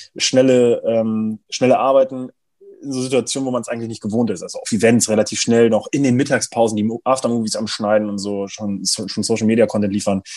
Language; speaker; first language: German; native; German